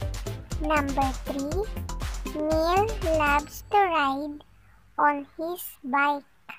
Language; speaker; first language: English; non-native, local second language; Filipino